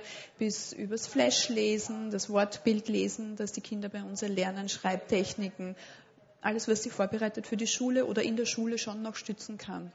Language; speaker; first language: German; native; German